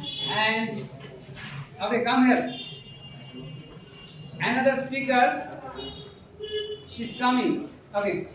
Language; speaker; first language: English; non-native, learner; Bangla